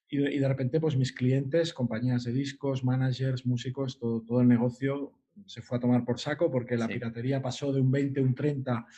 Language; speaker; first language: Spanish; native; Spanish